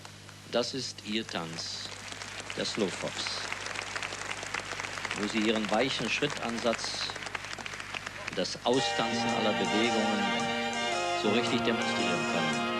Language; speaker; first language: German; native; German